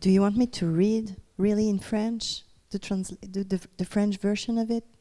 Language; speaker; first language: English; non-native, fluent; French